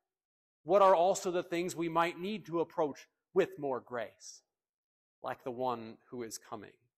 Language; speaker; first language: English; native; English